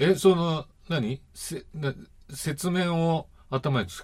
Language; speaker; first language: Japanese; native; Japanese